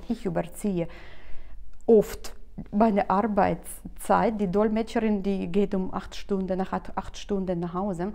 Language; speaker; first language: German; non-native, fluent; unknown